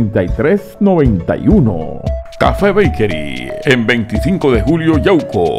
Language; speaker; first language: Spanish; native; Spanish